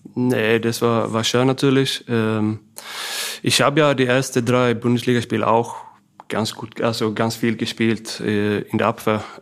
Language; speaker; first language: German; non-native, fluent; Swedish